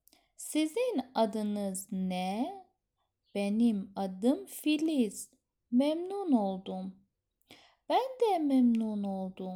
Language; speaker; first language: Turkish; non-native, fluent; Persian